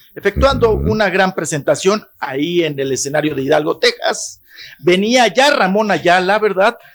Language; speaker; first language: Spanish; native; Spanish